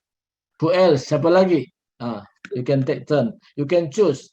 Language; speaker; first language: English; non-native, learner; Indonesian